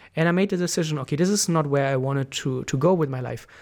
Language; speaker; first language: English; non-native, fluent; German